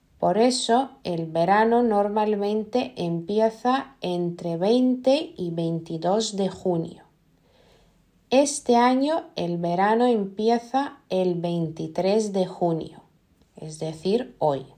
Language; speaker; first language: Spanish; non-native, fluent; Lithuanian